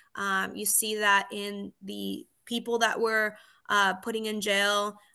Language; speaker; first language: English; early bilingual, other home language; Spanish